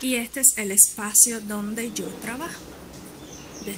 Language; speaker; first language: Portuguese; non-native, learner; Spanish